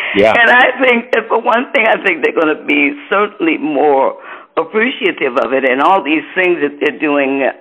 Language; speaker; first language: English; native; English